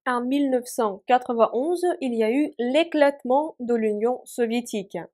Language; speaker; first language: French; non-native, fluent; Russian